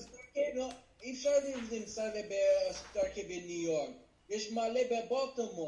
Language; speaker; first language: Hebrew; non-native, learner; English